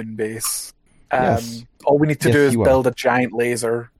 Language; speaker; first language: English; native; English